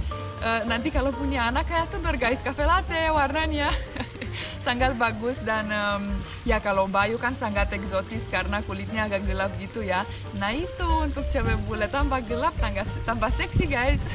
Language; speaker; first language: Indonesian; non-native, fluent; Romanian